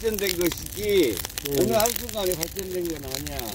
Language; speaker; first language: Korean; native; Korean